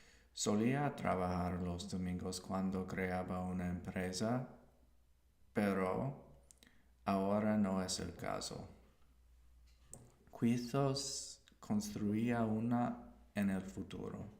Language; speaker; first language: Spanish; non-native, learner; English